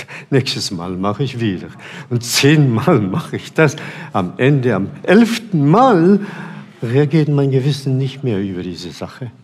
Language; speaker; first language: German; non-native, fluent; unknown